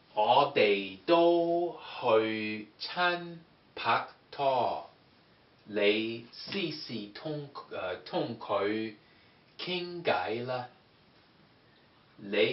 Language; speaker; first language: Cantonese; non-native, learner; English